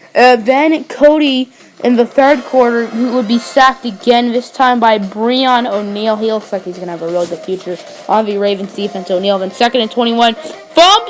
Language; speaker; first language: English; native; English